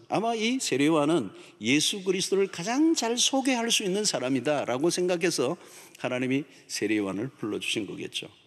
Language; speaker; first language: Korean; native; Korean